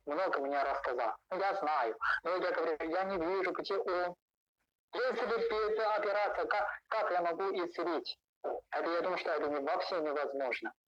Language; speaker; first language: Russian; non-native, learner; Chinese